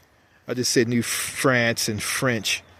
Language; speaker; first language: English; native; English